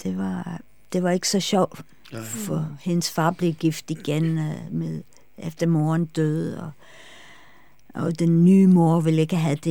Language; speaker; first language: Danish; non-native, fluent; English